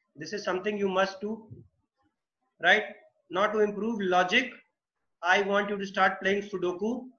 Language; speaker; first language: English; non-native, local second language; Hindi